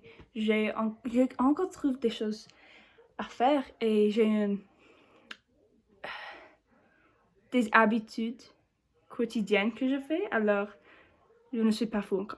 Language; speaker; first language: French; non-native, learner; English